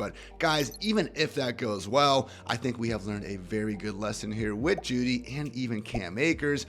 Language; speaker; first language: English; native; English